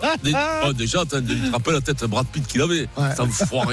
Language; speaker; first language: French; native; French